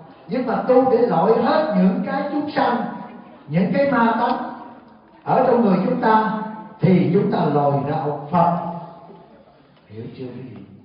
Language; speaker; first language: Vietnamese; native; Vietnamese